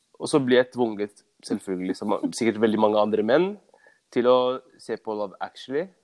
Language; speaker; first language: Norwegian; early bilingual, other home language; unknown